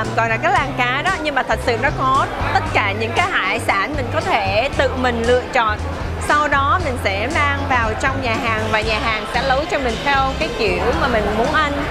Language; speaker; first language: Vietnamese; early bilingual, heritage; Vietnamese